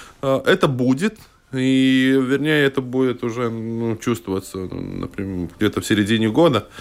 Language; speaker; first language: Russian; non-native, local second language; Latvian